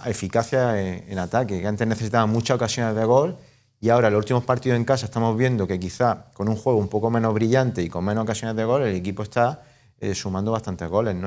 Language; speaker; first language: Spanish; native; Spanish